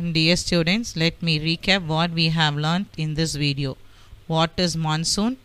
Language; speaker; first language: English; non-native, local second language; Tamil